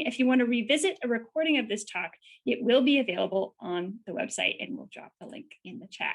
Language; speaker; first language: English; native; English